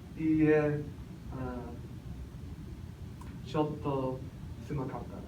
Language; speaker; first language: Japanese; non-native, learner; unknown